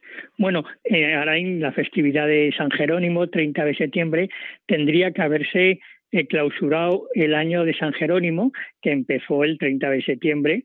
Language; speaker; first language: Spanish; native; Spanish